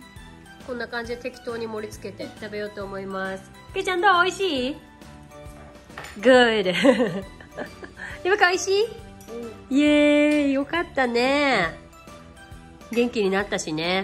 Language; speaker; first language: Japanese; native; Japanese